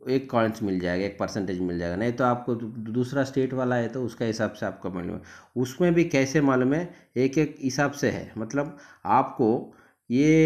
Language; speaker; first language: Hindi; non-native, local second language; Telugu